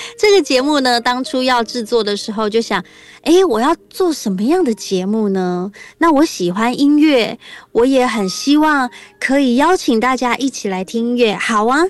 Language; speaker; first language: Chinese; non-native, local second language; Hakka Chinese